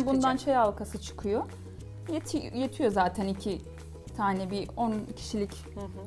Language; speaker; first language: Turkish; native; Turkish